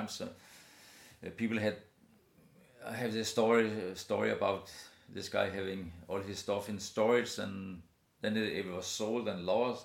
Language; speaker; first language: English; non-native, fluent; Danish